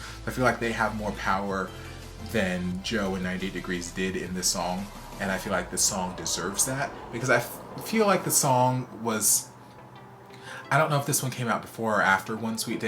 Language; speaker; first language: English; native; English